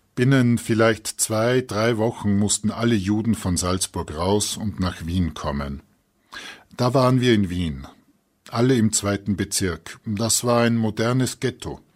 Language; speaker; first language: German; native; German